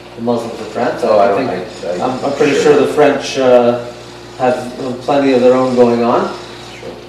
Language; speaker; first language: English; non-native, fluent; Yiddish